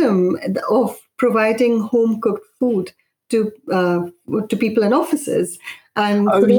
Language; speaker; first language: English; non-native, local second language; Malayalam